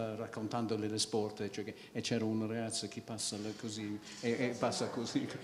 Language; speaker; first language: Italian; non-native, fluent; English